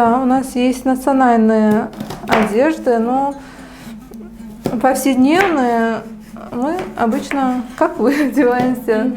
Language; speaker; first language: Russian; non-native, fluent; Uzbek